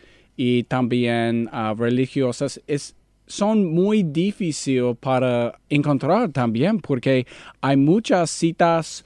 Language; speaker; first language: Spanish; non-native, learner; English